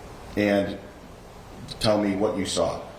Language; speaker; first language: English; native; English